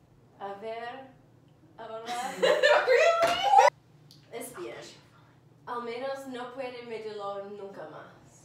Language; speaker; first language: Spanish; non-native, learner; English